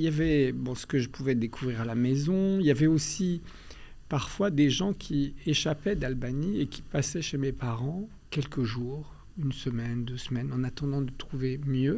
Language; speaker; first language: French; early bilingual, other home language; Albanian